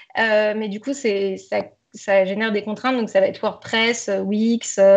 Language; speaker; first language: French; native; French